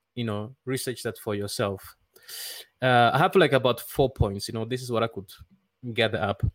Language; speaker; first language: English; non-native, fluent; Dutch